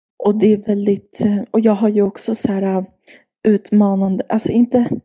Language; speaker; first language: Swedish; early bilingual, other home language; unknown